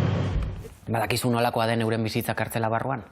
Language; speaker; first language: Basque; native; Basque